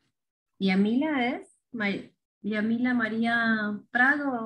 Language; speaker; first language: Portuguese; non-native, fluent; Spanish